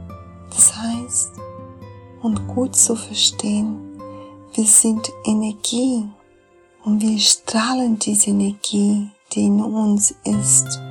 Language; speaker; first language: German; non-native, fluent; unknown